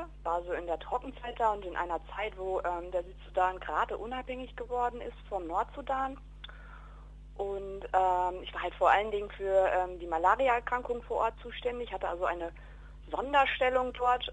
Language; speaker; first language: German; native; German